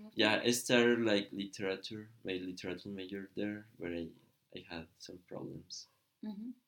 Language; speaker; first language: English; non-native, fluent; Spanish